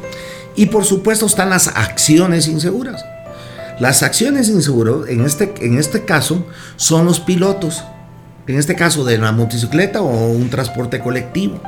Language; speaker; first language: Spanish; native; Spanish